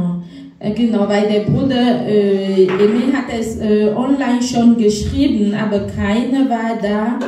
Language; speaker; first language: German; non-native, learner; French